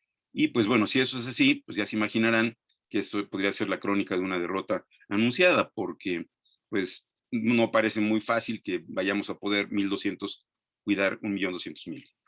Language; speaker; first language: Spanish; native; Spanish